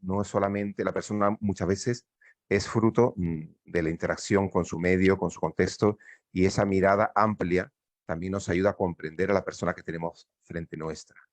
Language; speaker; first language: Spanish; native; Spanish